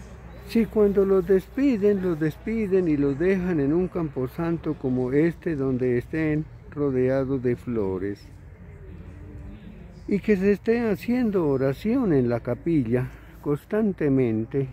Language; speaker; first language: Spanish; native; Spanish